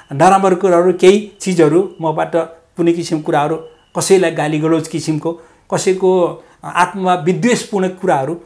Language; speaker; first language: Nepali; non-native, local second language; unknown